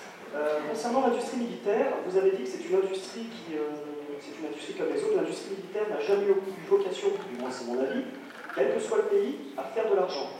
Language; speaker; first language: French; native; French